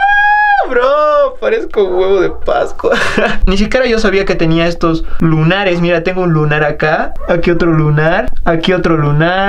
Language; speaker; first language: Spanish; native; Spanish